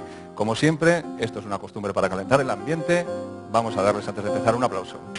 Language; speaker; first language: Spanish; native; Spanish